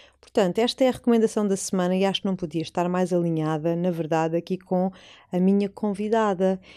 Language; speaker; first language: Portuguese; native; Portuguese